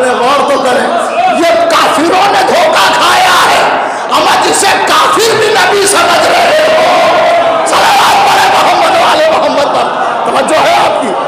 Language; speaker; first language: Urdu; native; Urdu